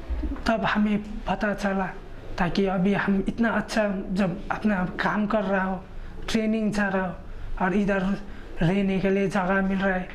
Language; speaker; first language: Hindi; non-native, local second language; Khasi